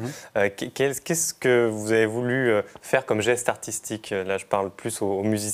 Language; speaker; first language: French; native; French